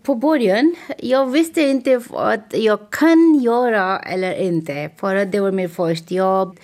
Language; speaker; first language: Swedish; non-native, local second language; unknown